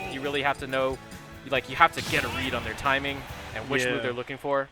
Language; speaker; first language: English; native; English